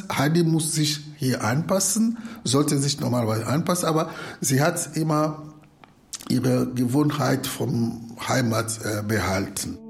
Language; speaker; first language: German; non-native, fluent; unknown